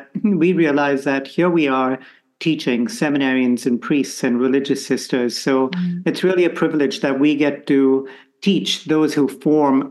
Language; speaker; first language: English; non-native, local second language; Konkani